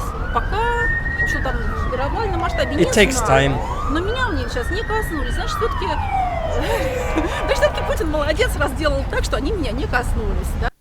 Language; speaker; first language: Russian; native; Russian